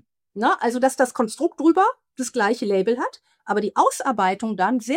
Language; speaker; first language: German; native; German